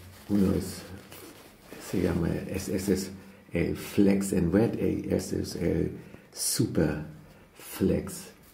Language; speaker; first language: Spanish; non-native, learner; German